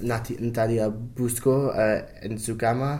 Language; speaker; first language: Spanish; non-native, learner; English